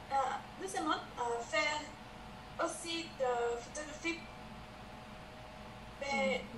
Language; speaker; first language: French; non-native, learner; Spanish